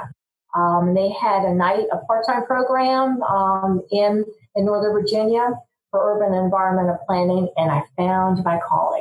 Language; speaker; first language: English; native; English